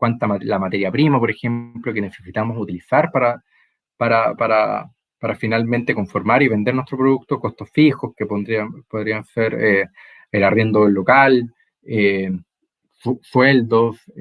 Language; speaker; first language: Spanish; native; Spanish